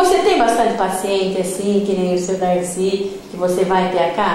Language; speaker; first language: Portuguese; native; Portuguese